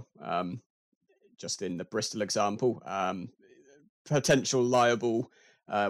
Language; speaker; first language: English; native; English